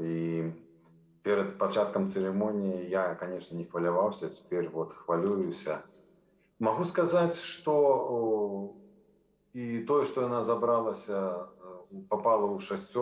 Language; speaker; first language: Belarusian; non-native, local second language; Russian